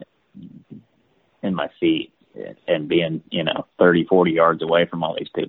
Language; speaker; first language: English; native; English